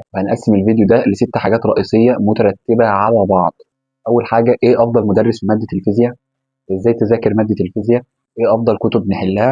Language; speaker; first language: Arabic; native; Arabic